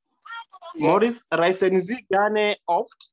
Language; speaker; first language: German; non-native, learner; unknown